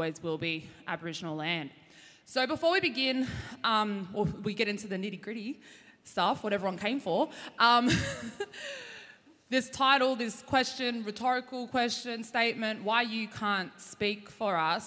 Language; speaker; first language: English; native; English